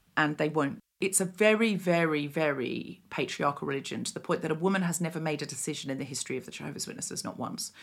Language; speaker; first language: English; native; English